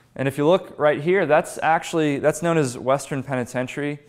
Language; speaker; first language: English; native; English